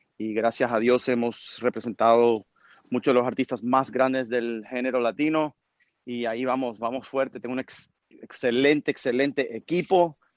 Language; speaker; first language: Spanish; early bilingual, heritage; Spanish